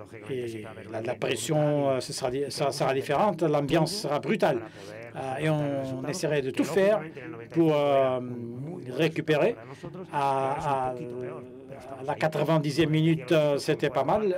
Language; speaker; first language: French; non-native, fluent; Spanish